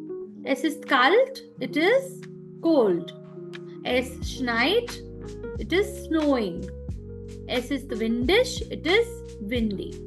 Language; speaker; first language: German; non-native, fluent; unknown